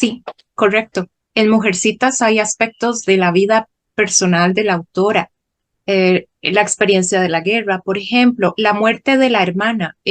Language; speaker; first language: Spanish; non-native, fluent; Portuguese